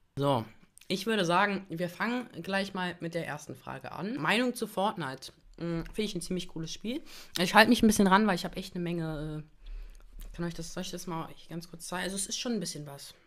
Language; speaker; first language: German; native; German